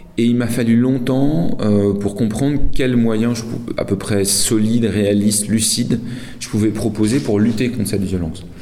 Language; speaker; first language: French; native; French